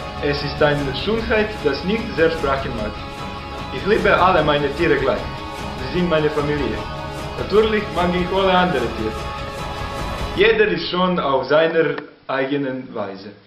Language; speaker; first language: German; non-native, learner; Serbian